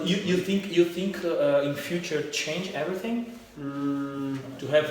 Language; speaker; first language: English; non-native, learner; Portuguese